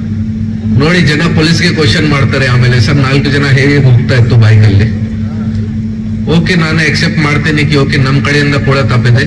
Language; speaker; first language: Kannada; non-native, local second language; Hindi